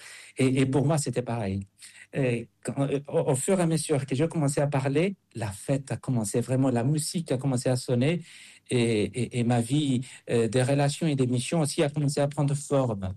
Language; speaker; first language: French; non-native, fluent; Spanish